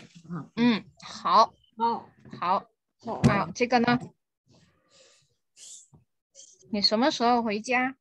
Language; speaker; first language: Chinese; non-native, fluent; Vietnamese